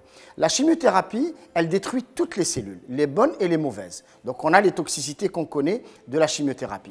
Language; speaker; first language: French; non-native, local second language; Arabic